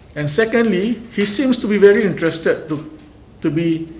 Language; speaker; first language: English; non-native, local second language; Malay